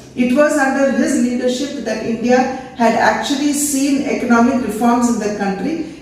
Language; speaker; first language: English; non-native, local second language; Telugu